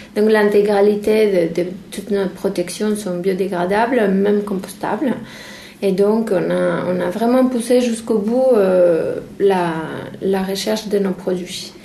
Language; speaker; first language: French; non-native, fluent; Spanish